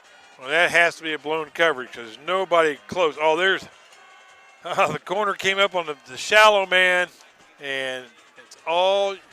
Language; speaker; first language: English; native; English